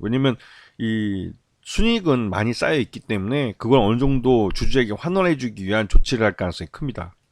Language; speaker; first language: Korean; native; Korean